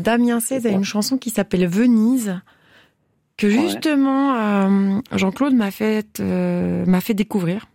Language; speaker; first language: French; native; French